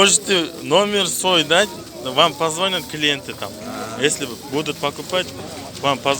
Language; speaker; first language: Russian; non-native, local second language; Kyrgyz